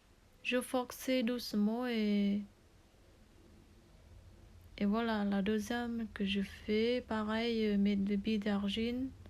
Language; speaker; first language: French; non-native, learner; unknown